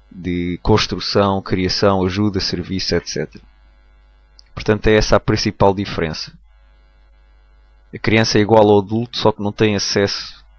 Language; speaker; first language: Portuguese; native; Portuguese